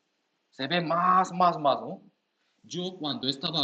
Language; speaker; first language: Spanish; non-native, learner; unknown